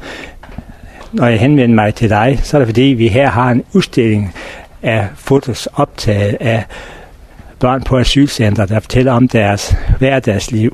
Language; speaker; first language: Danish; native; Danish